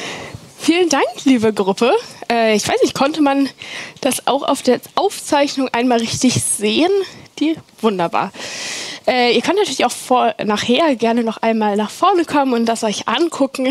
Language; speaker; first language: German; native; German